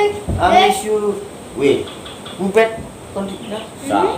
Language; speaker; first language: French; non-native, learner; Indonesian